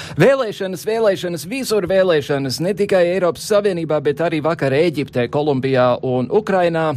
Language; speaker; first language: Latvian; early bilingual, heritage; Latvian